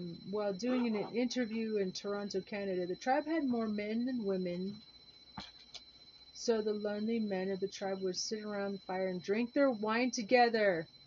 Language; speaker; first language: English; native; English